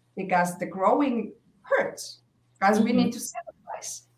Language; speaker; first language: English; non-native, fluent; Estonian